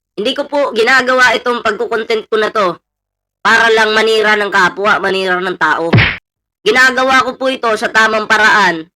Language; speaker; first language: Filipino; non-native, local second language; Cebuano